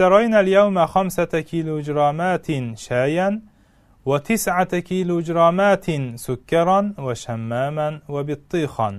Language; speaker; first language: Arabic; non-native, fluent; Uzbek